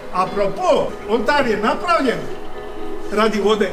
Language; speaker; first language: Croatian; native; Croatian